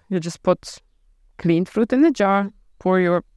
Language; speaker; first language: English; non-native, fluent; Polish